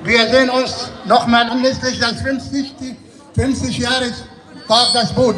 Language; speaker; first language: German; non-native, fluent; Arabic